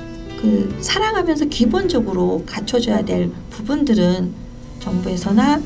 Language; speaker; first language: Korean; native; Korean